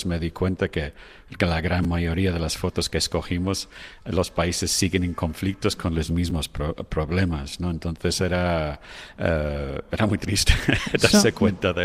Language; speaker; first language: Spanish; non-native, fluent; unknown